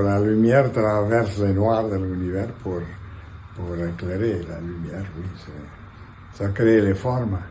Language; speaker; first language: French; non-native, fluent; Catalan